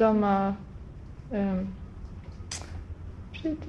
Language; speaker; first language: French; non-native, learner; Swedish